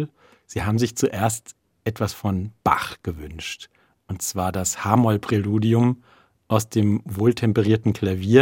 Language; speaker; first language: German; native; German